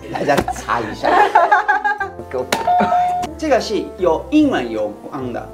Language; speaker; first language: Chinese; non-native, fluent; Japanese